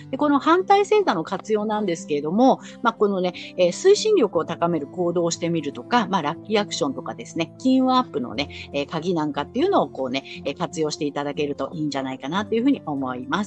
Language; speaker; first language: Japanese; native; Japanese